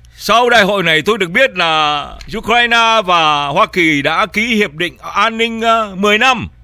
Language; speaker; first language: Vietnamese; native; Vietnamese